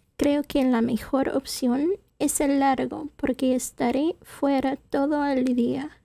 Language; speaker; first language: Spanish; non-native, fluent; English